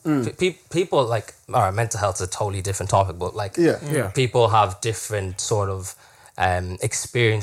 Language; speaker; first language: English; native; English